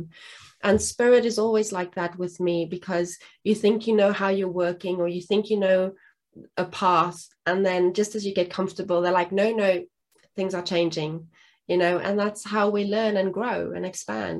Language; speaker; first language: English; non-native, local second language; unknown